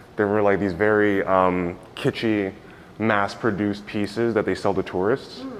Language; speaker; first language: English; native; English